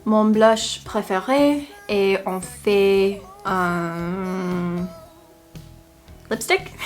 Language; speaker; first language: French; non-native, learner; English